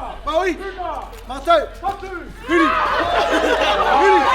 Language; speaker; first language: Māori; non-native, learner; English